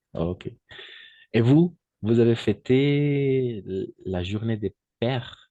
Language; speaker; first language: French; non-native, fluent; Spanish